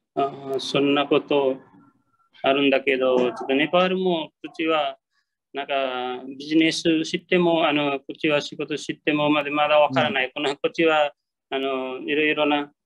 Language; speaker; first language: Japanese; non-native, learner; Nepali